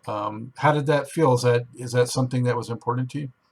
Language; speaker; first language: English; native; English